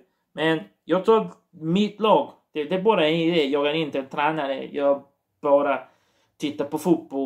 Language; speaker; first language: Swedish; non-native, learner; Portuguese